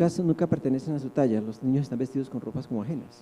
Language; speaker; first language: Spanish; native; Spanish